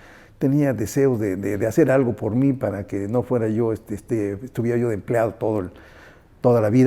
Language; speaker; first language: Spanish; native; Spanish